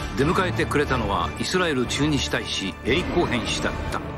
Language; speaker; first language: Japanese; native; Japanese